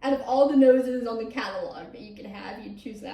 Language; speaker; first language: English; native; English